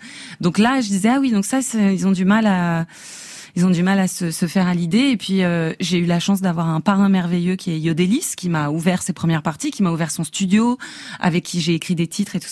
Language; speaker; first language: French; native; French